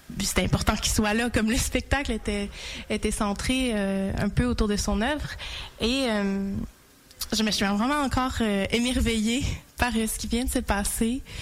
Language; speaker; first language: French; native; French